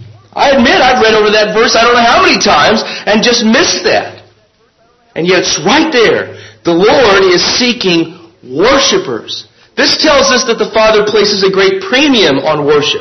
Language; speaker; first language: English; native; English